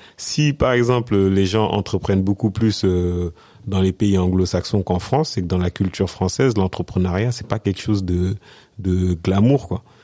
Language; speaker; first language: French; early bilingual, other home language; Wolof